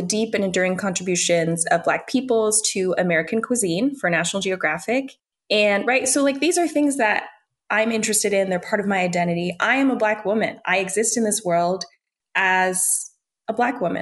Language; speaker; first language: English; native; English